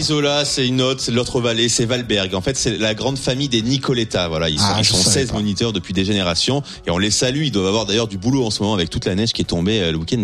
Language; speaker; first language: French; native; French